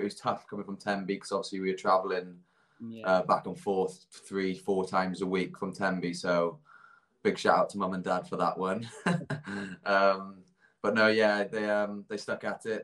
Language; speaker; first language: English; native; English